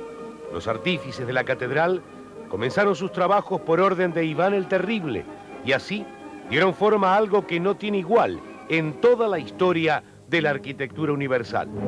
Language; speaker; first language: Spanish; native; Spanish